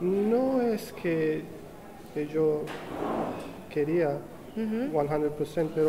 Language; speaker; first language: Spanish; non-native, learner; English